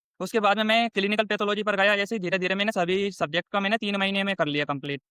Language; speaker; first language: Hindi; native; Hindi